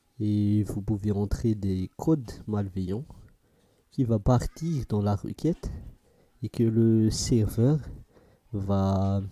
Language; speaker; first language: French; non-native, fluent; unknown